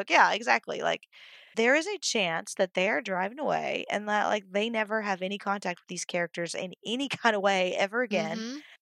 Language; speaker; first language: English; native; English